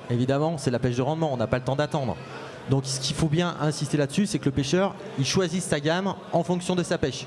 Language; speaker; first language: French; native; French